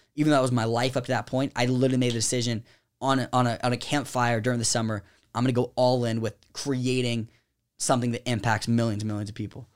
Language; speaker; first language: English; native; English